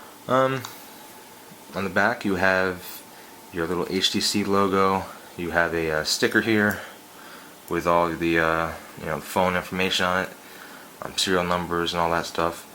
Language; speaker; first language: English; native; English